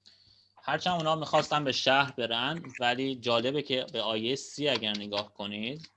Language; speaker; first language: Persian; native; Persian